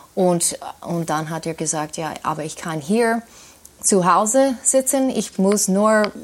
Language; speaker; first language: German; non-native, fluent; English